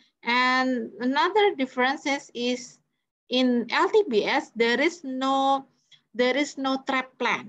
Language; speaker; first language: English; non-native, fluent; Indonesian